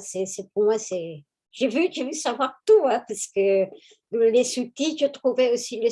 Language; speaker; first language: French; non-native, fluent; Spanish